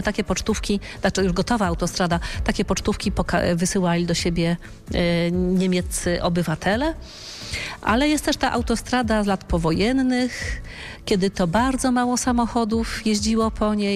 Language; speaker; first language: Polish; native; Polish